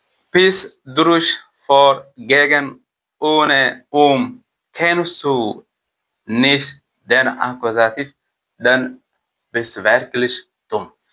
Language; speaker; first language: German; non-native, fluent; Tigrinya